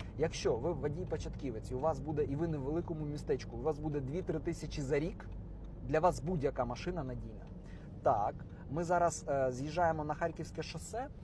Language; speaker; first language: Ukrainian; native; Ukrainian